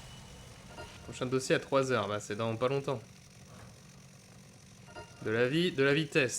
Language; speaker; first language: French; native; French